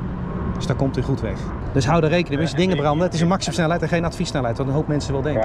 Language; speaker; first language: Dutch; native; Dutch